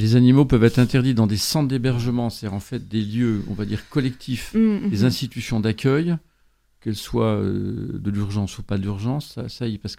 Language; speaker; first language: French; native; French